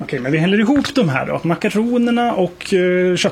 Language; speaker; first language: Swedish; native; Swedish